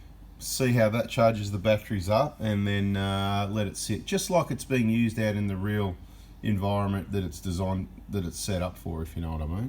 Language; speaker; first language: English; native; English